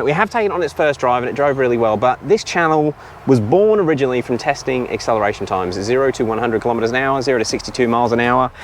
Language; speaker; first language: English; native; English